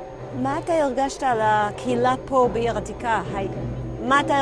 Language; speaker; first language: Hebrew; native; Hebrew